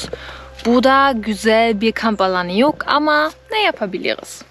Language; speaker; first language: Turkish; non-native, learner; German